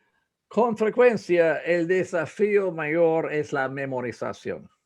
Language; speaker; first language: Spanish; non-native, fluent; English